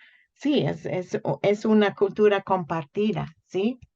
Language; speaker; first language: Spanish; non-native, fluent; English